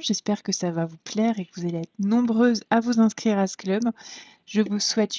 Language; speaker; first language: French; native; French